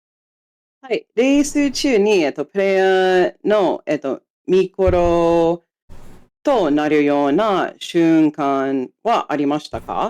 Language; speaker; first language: Japanese; non-native, fluent; English